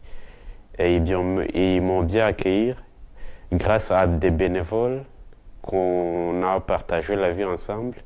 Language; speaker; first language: French; non-native, local second language; Kinyarwanda